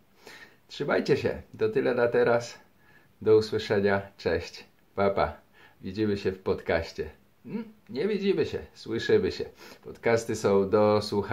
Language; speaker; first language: Polish; native; Polish